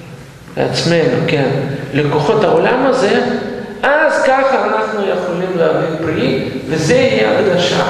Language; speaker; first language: Hebrew; non-native, fluent; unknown